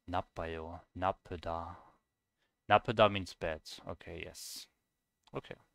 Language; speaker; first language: Korean; non-native, learner; German